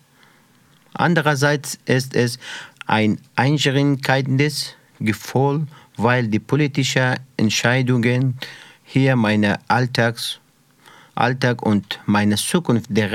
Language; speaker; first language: German; non-native, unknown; Persian